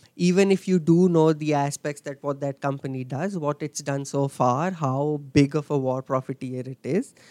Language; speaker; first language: English; non-native, local second language; Hindi